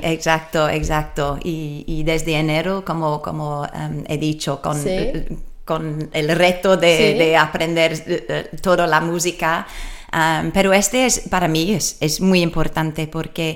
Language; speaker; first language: Spanish; non-native, learner; English